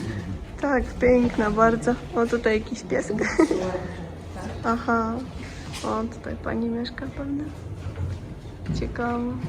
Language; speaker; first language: Polish; non-native, learner; Ukrainian